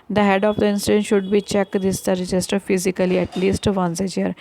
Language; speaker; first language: English; non-native, local second language; Punjabi